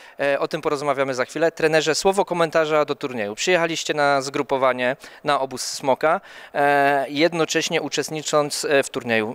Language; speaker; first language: Polish; native; Polish